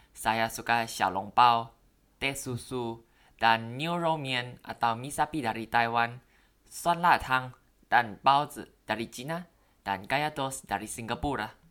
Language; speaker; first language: Indonesian; non-native, learner; Thai